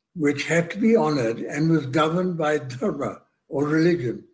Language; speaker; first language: English; non-native, local second language; Punjabi